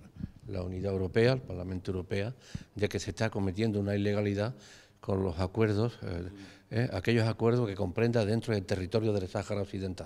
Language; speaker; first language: Spanish; native; Spanish